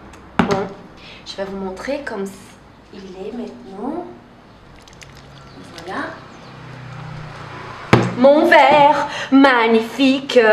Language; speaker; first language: French; non-native, fluent; Portuguese